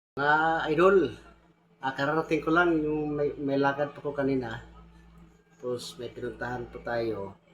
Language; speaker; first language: Filipino; non-native, local second language; Cebuano